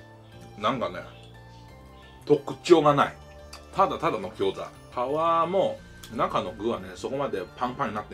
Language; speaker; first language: Japanese; native; Japanese